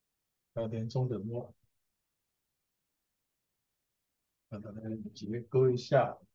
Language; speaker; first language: Chinese; native; Chinese